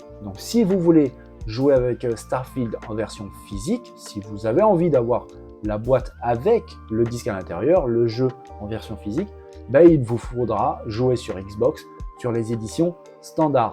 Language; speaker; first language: French; native; French